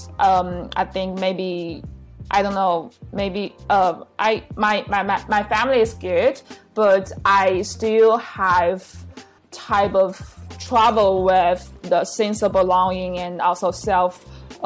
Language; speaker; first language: English; non-native, fluent; Chinese